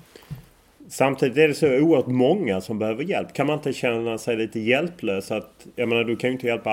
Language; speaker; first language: Swedish; native; Swedish